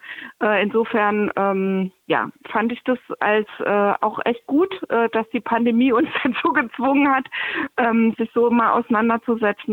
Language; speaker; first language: German; native; German